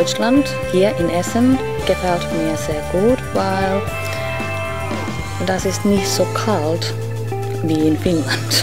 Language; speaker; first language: German; non-native, learner; Finnish